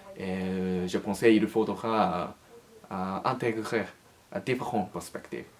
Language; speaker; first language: French; non-native, learner; Japanese